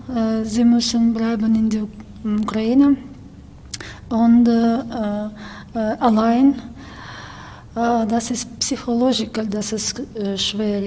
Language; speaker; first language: German; non-native, learner; Ukrainian